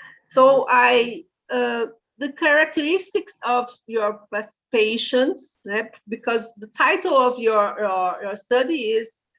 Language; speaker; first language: English; non-native, fluent; Portuguese